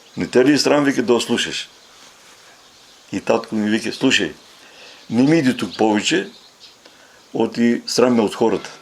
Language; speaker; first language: Bulgarian; native; Bulgarian